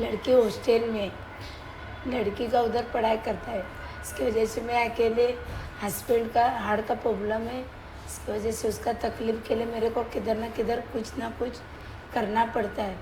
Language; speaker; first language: Hindi; non-native, local second language; Marathi